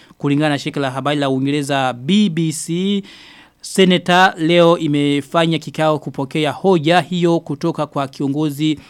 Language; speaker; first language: Swahili; non-native, local second language; Rundi